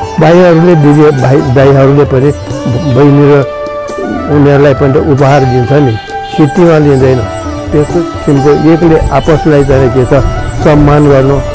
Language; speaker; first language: Nepali; non-native, local second language; Newari